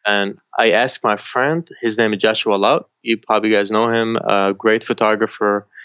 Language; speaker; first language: English; non-native, fluent; Arabic